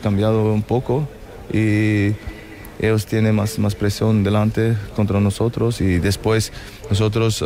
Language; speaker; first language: Spanish; non-native, fluent; German